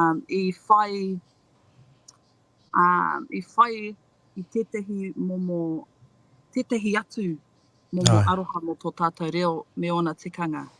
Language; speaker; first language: Māori; non-native, local second language; English